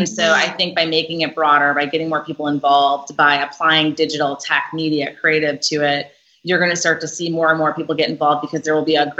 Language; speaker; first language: English; native; English